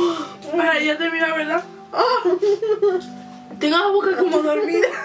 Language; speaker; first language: Spanish; native; Spanish